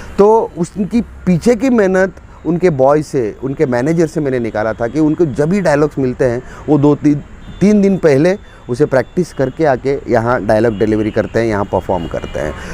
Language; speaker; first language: Hindi; non-native, local second language; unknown